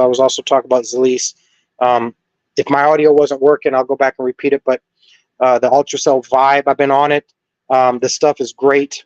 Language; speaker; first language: English; native; English